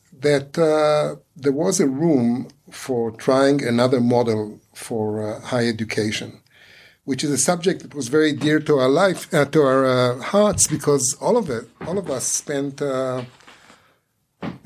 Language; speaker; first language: English; non-native, fluent; Hebrew